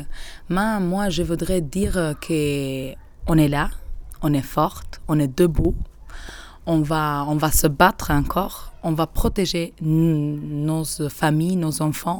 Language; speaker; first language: French; non-native, learner; Albanian